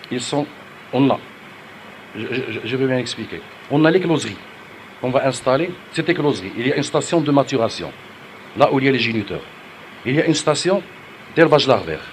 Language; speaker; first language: French; non-native, local second language; Arabic